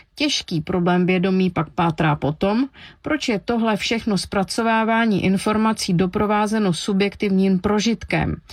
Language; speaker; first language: Czech; native; Czech